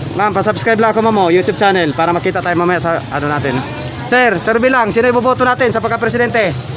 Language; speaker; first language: Filipino; non-native, local second language; Cebuano